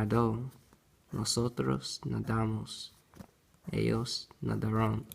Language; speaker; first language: Spanish; non-native, learner; English